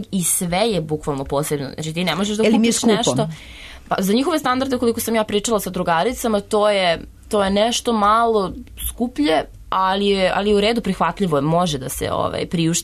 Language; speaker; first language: Serbian; native; Serbian